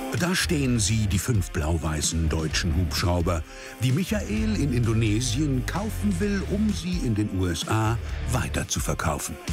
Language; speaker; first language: German; native; German